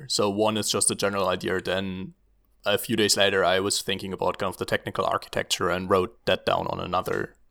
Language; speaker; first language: English; non-native, fluent; German